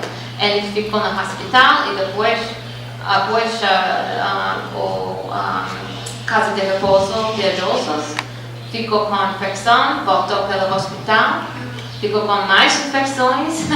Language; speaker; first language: Portuguese; non-native, fluent; English